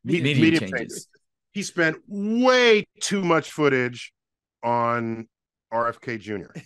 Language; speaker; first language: English; native; English